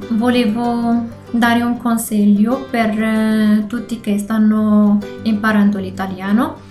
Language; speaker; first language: Italian; non-native, learner; Arabic